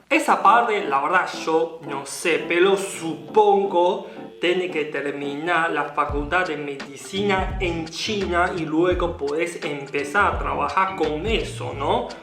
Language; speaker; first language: Spanish; non-native, learner; Chinese